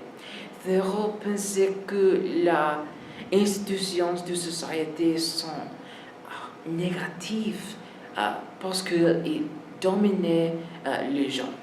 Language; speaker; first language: French; non-native, learner; English